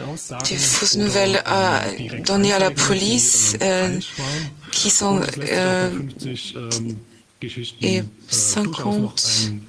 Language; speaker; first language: French; non-native, fluent; German